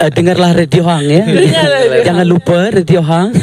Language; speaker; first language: Indonesian; native; Indonesian